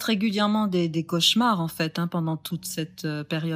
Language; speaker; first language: French; native; French